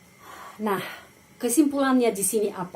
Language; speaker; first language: Indonesian; non-native, fluent; Russian